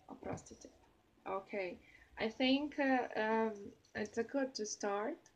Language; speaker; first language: English; non-native, learner; Portuguese